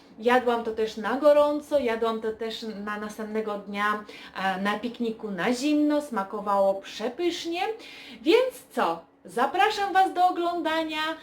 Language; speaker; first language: Polish; native; Polish